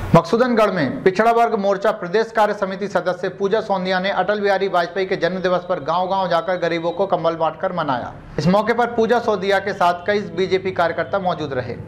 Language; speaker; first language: Hindi; native; Hindi